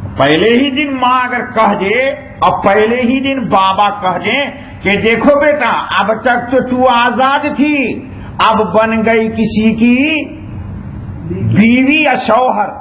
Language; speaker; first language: Urdu; native; Urdu